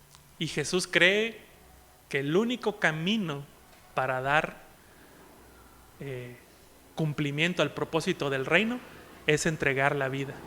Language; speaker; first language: Spanish; native; Spanish